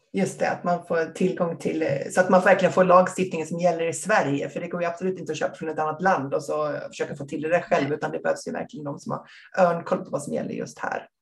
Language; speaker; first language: Swedish; native; Swedish